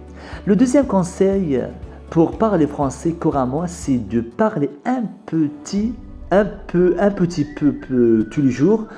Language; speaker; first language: French; non-native, fluent; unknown